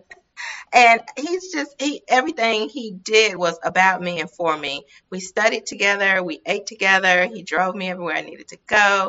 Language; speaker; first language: English; native; English